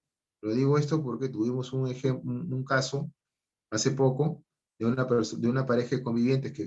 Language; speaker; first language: Spanish; native; Spanish